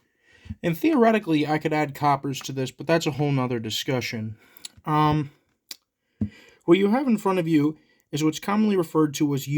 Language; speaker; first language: English; native; English